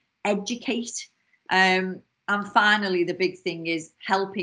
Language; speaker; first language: English; native; English